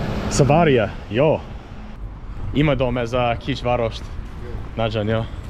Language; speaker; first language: Hungarian; non-native, learner; English